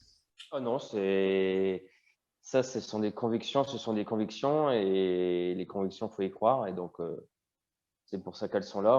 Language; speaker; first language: French; native; French